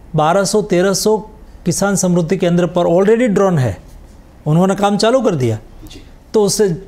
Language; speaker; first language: Hindi; non-native, local second language; Gujarati